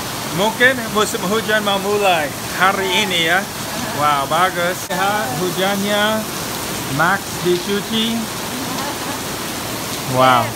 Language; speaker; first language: Indonesian; non-native, fluent; English